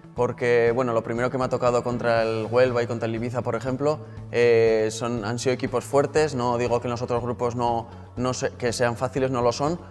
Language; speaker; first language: Spanish; native; Spanish